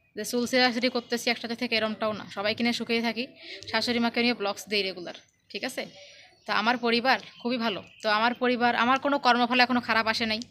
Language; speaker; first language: Bangla; native; Bangla